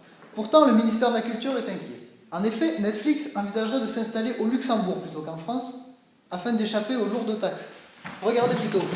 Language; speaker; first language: French; native; French